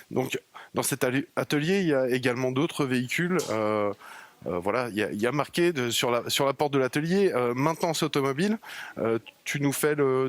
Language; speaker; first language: French; native; French